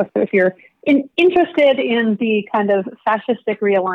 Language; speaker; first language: English; native; English